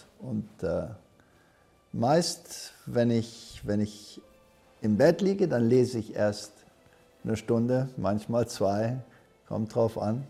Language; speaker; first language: German; early bilingual, heritage; German